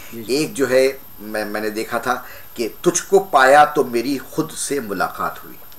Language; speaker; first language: Urdu; native; Urdu